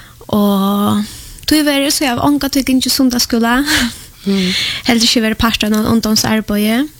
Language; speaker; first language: Swedish; non-native, fluent; Polish